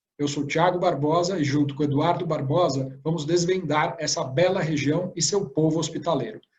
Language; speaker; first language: Portuguese; native; Portuguese